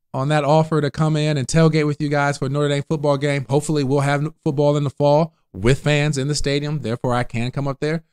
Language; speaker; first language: English; native; English